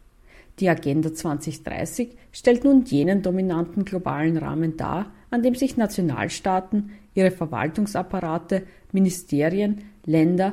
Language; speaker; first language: German; native; German